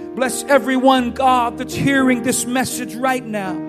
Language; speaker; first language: English; native; English